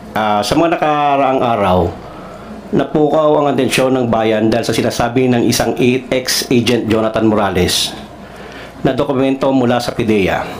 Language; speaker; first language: Filipino; non-native, local second language; Cebuano